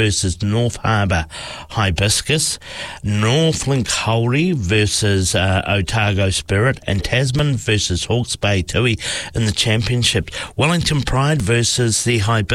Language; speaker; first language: English; native; English